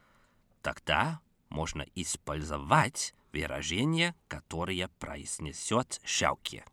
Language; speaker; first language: Russian; non-native, fluent; Dutch